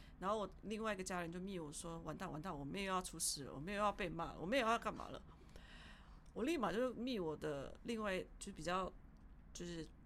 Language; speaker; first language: Chinese; early bilingual, heritage; Chinese